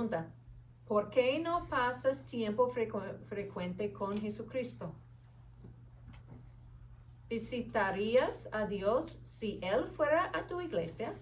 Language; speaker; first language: Spanish; non-native, fluent; English